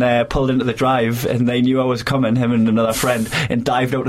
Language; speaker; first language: English; native; English